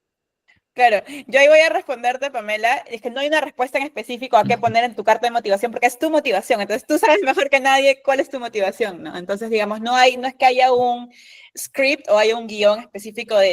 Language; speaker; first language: Spanish; native; Spanish